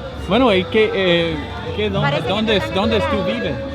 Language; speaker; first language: Spanish; non-native, learner; English